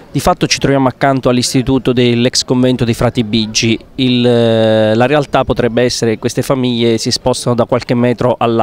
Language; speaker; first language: Italian; native; Italian